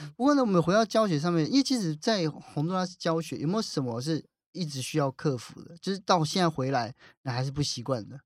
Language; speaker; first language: Chinese; native; Chinese